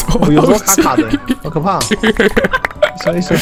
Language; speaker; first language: Chinese; native; Chinese